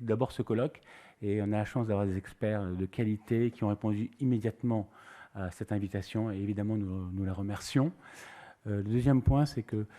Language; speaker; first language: French; native; French